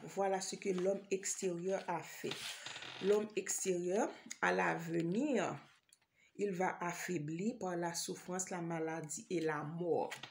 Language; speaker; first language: French; non-native, local second language; Haitian Creole